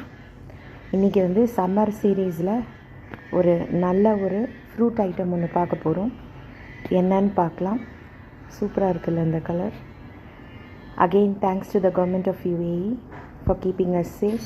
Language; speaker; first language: Tamil; native; Tamil